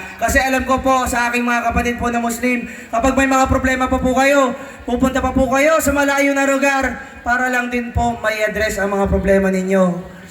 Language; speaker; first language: Filipino; native; Filipino